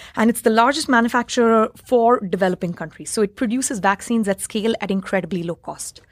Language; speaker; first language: English; non-native, local second language; Hindi